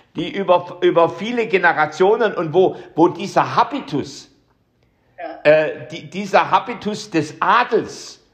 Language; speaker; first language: German; native; German